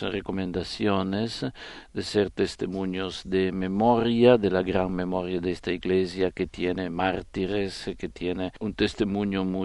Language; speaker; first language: Spanish; non-native, fluent; Italian